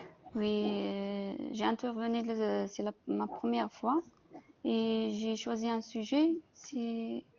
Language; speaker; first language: French; non-native, local second language; Arabic